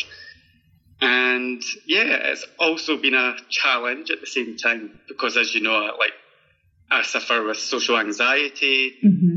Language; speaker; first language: English; native; English